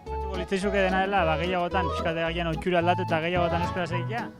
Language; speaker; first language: Basque; native; Basque